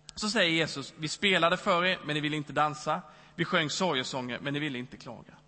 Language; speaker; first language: Swedish; native; Swedish